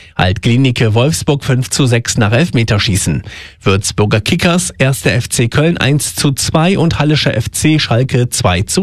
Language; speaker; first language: German; native; German